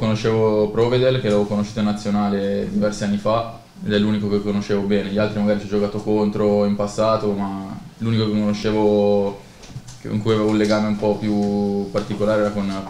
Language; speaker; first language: Italian; native; Italian